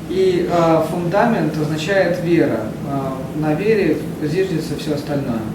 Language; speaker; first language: Russian; native; Russian